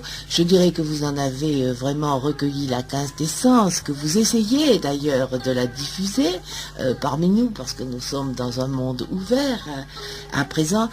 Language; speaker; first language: French; native; French